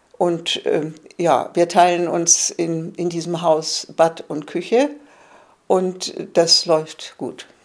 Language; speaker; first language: German; native; German